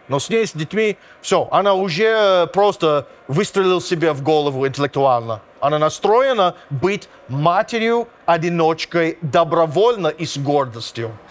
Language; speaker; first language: Russian; non-native, fluent; English